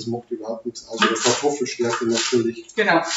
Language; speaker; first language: German; native; German